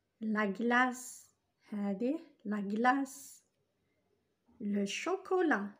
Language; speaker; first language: French; non-native, local second language; Arabic